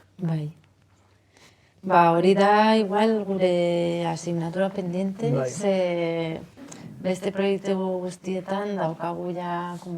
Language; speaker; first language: Basque; non-native, local second language; Spanish